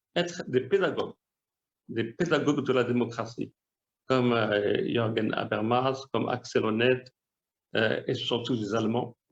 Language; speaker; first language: French; non-native, local second language; Arabic